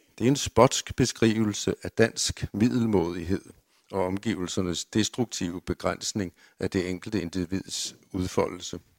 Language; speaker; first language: Danish; native; Danish